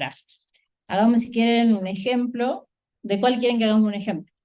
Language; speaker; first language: Spanish; native; Spanish